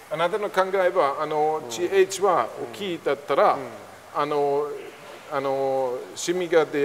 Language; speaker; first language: Japanese; non-native, learner; German